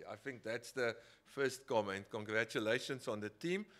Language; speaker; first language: English; non-native, local second language; Afrikaans